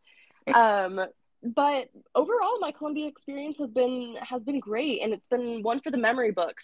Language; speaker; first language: English; native; English